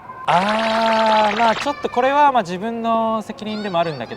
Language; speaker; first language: Japanese; native; Japanese